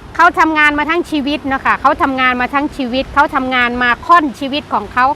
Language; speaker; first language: Thai; native; Thai